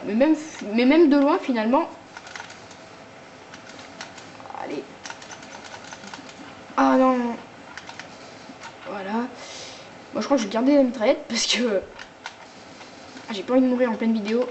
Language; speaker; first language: French; native; French